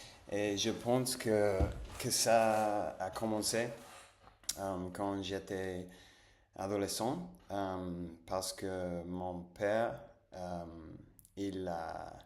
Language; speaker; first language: French; non-native, fluent; Spanish